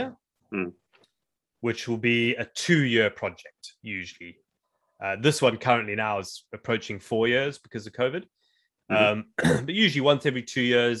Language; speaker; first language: English; native; English